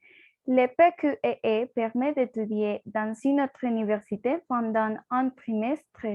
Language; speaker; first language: French; non-native, learner; Spanish